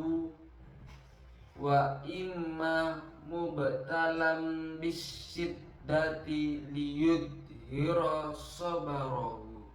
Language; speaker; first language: Arabic; non-native, learner; Indonesian